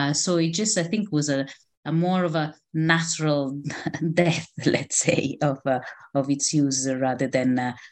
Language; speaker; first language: English; non-native, fluent; Italian